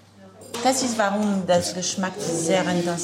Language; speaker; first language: German; non-native, learner; French